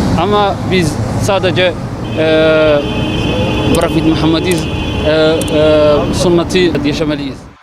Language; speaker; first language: Turkish; non-native, learner; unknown